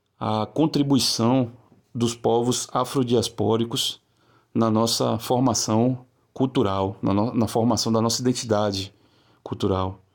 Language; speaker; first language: Portuguese; native; Portuguese